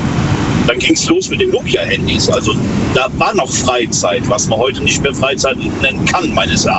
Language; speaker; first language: German; native; German